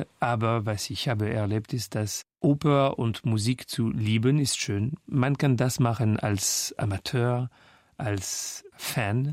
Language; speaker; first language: German; non-native, local second language; French